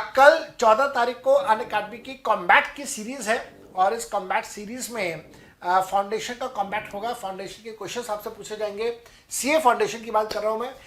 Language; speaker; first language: Hindi; non-native, local second language; Punjabi